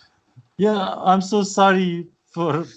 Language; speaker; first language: English; non-native, learner; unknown